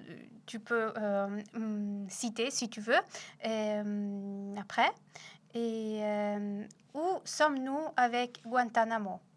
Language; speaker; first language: French; non-native, fluent; Italian